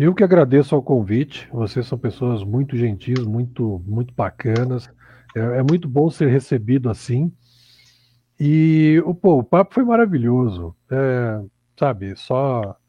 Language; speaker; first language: Portuguese; native; Portuguese